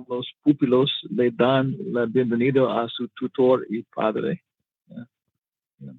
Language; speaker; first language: Spanish; non-native, learner; English